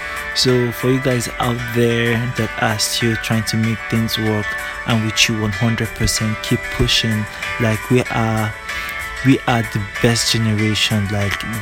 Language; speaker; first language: English; non-native, local second language; Igbo